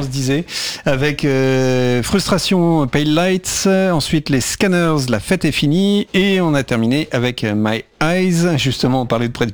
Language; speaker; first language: French; native; French